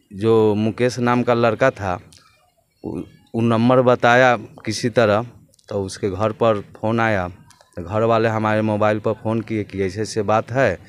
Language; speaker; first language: Hindi; native; Hindi